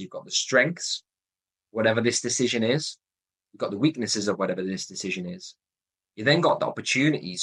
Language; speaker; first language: English; native; English